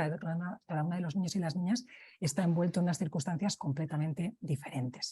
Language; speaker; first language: Spanish; native; Spanish